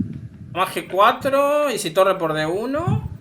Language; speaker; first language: Spanish; native; Spanish